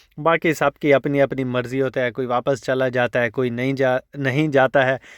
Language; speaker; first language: Urdu; non-native, local second language; Saraiki